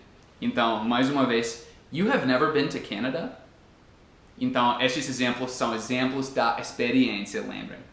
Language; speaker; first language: Portuguese; non-native, fluent; English